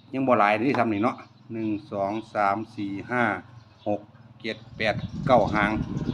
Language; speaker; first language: Thai; native; Thai